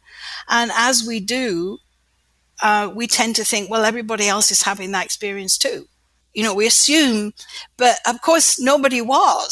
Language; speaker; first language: English; native; English